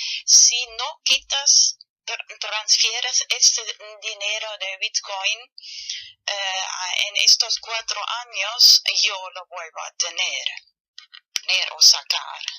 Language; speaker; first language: Spanish; non-native, fluent; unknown